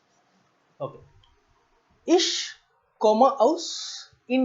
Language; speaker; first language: German; non-native, learner; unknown